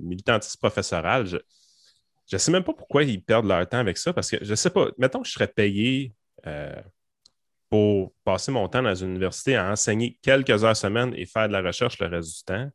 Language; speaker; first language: French; native; French